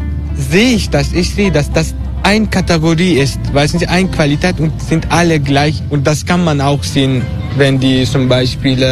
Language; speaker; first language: German; non-native, learner; Turkish